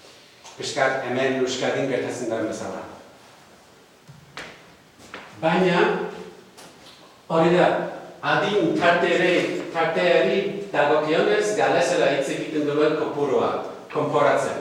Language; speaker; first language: Basque; non-native, fluent; Welsh